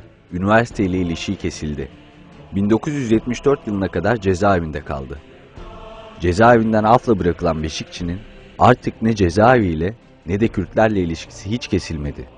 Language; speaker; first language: Turkish; native; Turkish